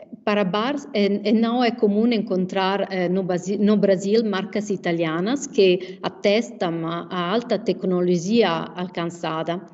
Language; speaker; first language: Portuguese; non-native, fluent; Italian